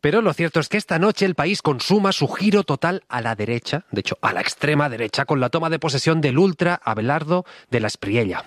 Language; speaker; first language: Spanish; native; Spanish